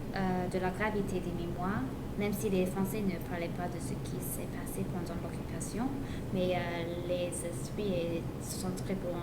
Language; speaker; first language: French; non-native, learner; English